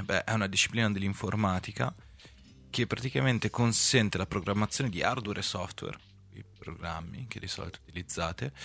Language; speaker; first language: Italian; native; Italian